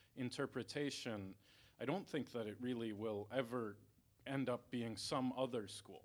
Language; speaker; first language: English; native; English